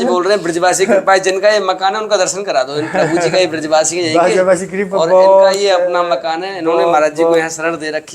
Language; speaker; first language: Hindi; native; Hindi